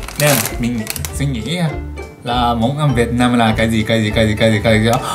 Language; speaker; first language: Vietnamese; non-native, learner; Japanese